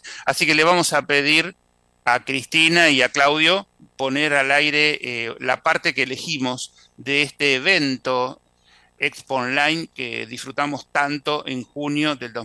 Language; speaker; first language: Spanish; native; Spanish